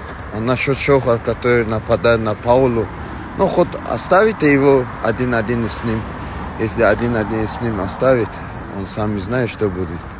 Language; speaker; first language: Russian; non-native, fluent; Persian